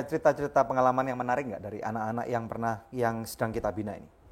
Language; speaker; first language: Indonesian; native; Indonesian